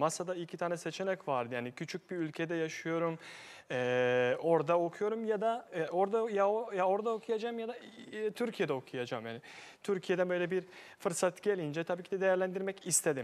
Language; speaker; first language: Turkish; non-native, fluent; Bosnian